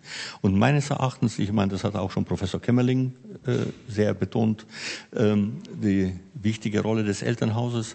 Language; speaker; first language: German; non-native, fluent; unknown